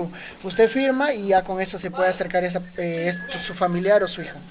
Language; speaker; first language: Spanish; native; Spanish